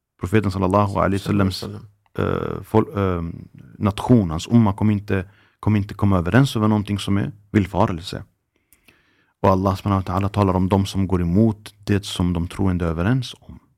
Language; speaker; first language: Swedish; early bilingual, other home language; Arabic